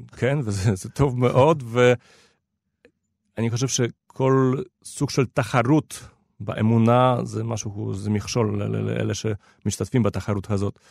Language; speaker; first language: Hebrew; non-native, fluent; Polish